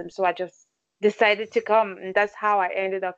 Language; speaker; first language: English; non-native, local second language; French